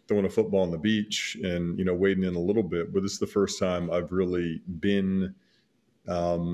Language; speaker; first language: English; native; English